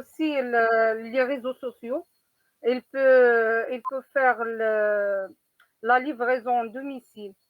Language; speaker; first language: French; non-native, learner; Arabic